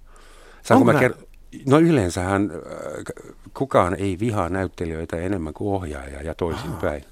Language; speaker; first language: Finnish; non-native, fluent; German